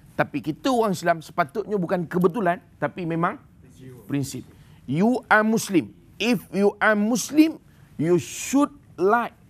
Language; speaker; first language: Malay; native; Malay